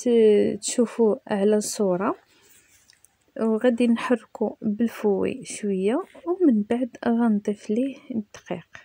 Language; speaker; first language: Arabic; native; Arabic